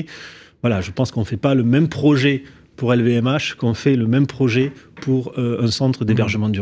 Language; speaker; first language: French; native; French